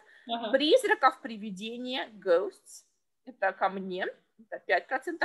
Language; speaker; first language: Russian; native; Russian